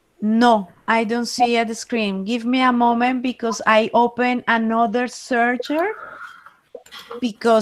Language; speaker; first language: English; non-native, fluent; Spanish